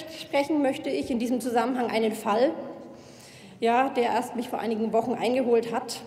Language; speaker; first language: German; native; German